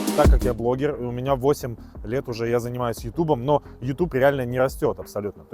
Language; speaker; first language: Russian; native; Russian